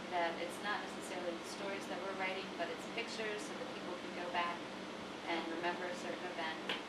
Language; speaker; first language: English; native; English